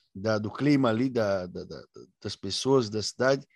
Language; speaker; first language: Portuguese; native; Portuguese